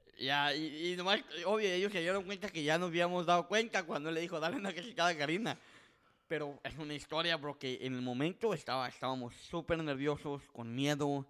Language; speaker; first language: Spanish; early bilingual, heritage; Spanish